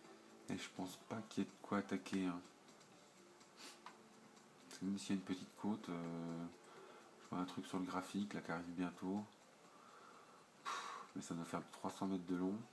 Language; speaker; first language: French; native; French